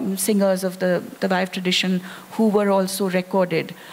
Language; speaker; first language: English; non-native, local second language; Hindi